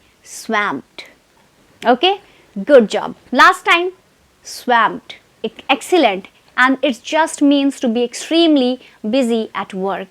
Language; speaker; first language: English; non-native, fluent; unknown